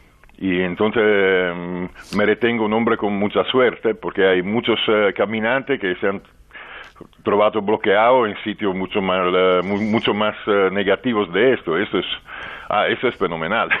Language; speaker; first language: Spanish; non-native, fluent; Italian